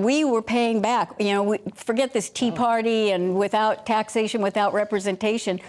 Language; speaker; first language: English; native; English